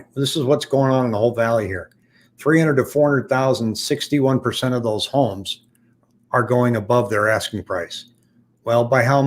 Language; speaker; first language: English; native; English